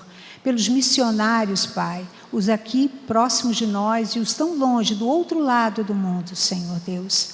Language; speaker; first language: Portuguese; native; Portuguese